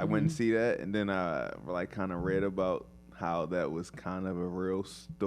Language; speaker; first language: English; native; English